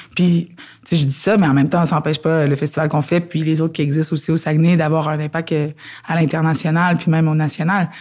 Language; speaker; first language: French; native; French